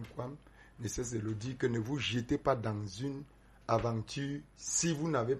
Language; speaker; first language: French; non-native, local second language; Basaa